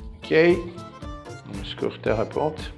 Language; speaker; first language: Portuguese; non-native, fluent; French